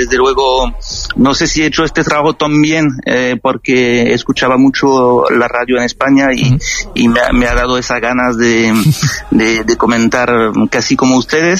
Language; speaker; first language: Spanish; non-native, fluent; French